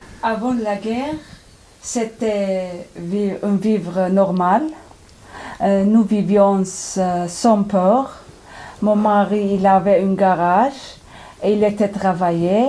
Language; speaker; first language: French; non-native, learner; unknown